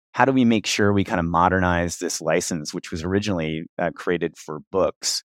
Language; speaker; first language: English; native; English